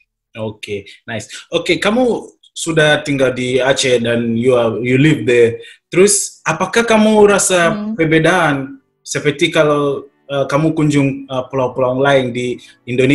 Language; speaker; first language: Indonesian; non-native, learner; English